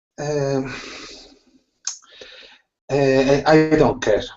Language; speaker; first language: English; non-native, learner; Spanish